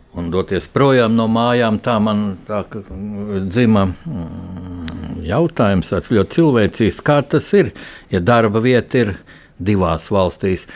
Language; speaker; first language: Latvian; native; Latvian